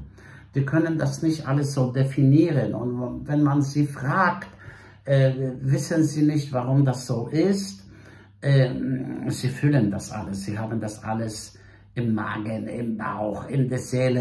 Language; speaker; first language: German; non-native, fluent; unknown